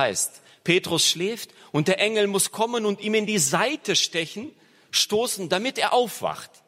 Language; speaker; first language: German; native; German